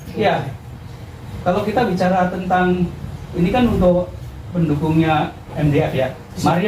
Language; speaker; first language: Indonesian; native; Indonesian